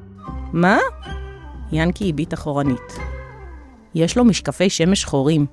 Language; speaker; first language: Hebrew; native; Hebrew